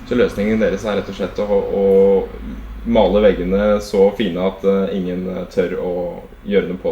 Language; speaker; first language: Norwegian; native; Norwegian